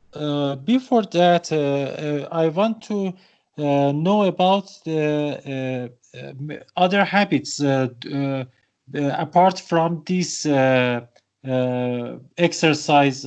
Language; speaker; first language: English; non-native, learner; Persian